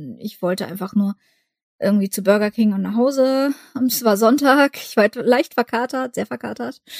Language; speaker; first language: German; early bilingual, other home language; Russian